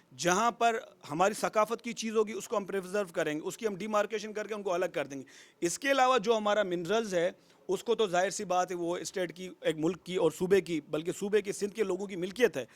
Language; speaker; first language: Urdu; non-native, local second language; Sindhi